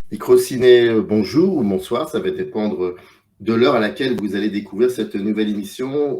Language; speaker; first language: French; native; French